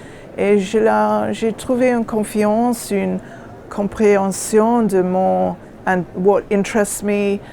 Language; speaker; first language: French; non-native, learner; English